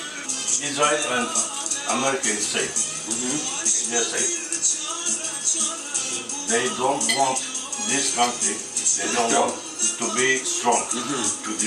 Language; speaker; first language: English; non-native, fluent; Kurdish